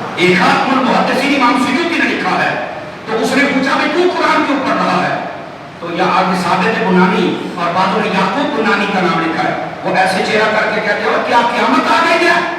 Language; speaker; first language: Urdu; non-native, local second language; Punjabi